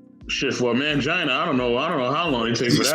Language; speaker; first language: English; native; English